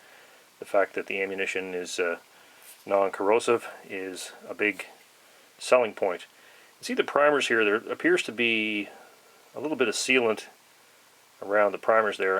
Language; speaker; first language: English; native; English